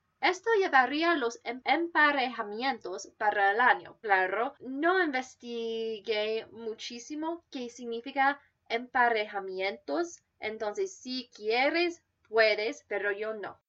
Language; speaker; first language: Spanish; non-native, fluent; English